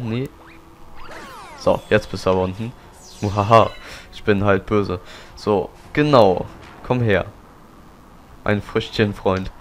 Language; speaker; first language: German; native; German